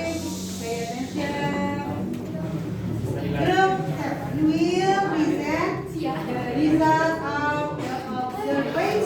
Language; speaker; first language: English; non-native, fluent; Indonesian